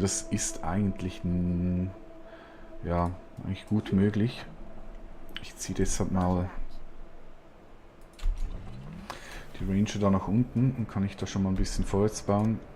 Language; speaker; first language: German; native; German